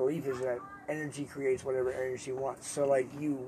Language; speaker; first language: English; native; English